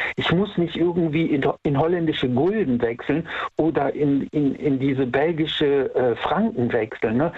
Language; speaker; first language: German; native; German